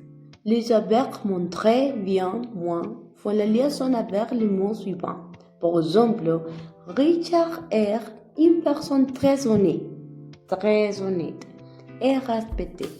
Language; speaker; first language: French; non-native, learner; Spanish